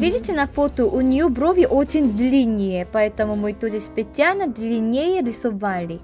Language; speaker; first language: Russian; non-native, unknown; Korean